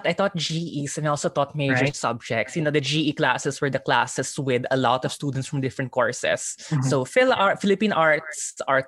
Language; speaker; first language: English; non-native, local second language; Filipino